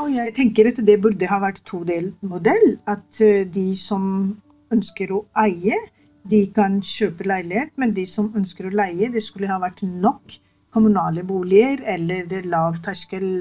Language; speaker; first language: Norwegian; non-native, fluent; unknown